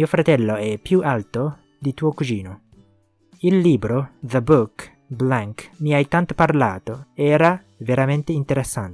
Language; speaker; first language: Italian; non-native, learner; Japanese